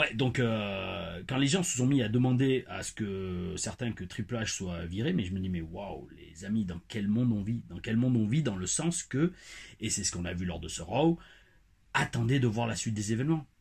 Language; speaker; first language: French; native; French